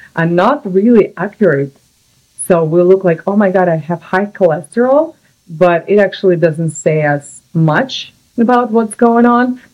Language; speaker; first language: English; non-native, fluent; Russian